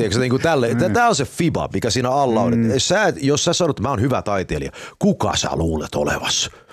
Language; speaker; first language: Finnish; early bilingual, heritage; Finnish